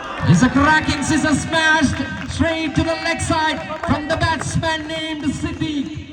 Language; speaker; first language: English; non-native, local second language; Malayalam